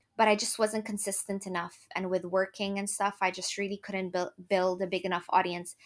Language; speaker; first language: English; non-native, fluent; Arabic